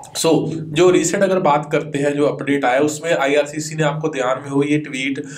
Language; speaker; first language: Hindi; non-native, local second language; Punjabi